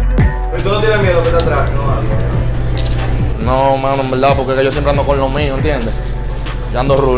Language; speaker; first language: Spanish; native; Spanish